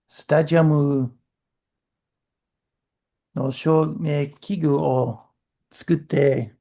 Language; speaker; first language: Japanese; non-native, learner; English